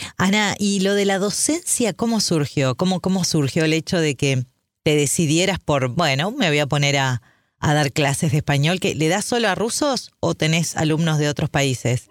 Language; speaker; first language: Spanish; native; Spanish